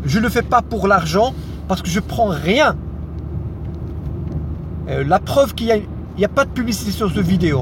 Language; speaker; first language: French; non-native, fluent; Arabic